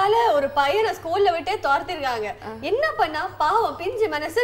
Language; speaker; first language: Tamil; native; Tamil